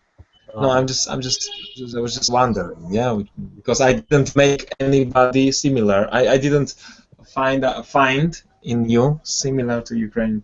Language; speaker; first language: English; non-native, fluent; Georgian